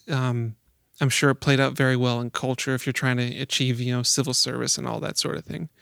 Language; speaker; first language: English; native; English